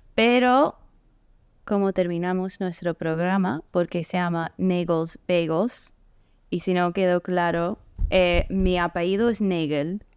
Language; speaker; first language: Spanish; non-native, fluent; English